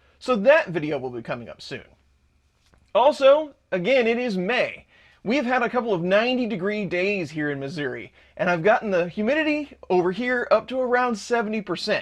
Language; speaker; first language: English; native; English